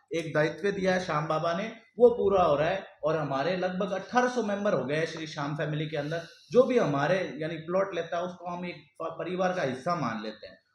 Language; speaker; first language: Hindi; native; Hindi